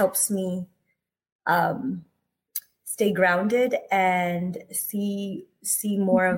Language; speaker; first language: English; native; English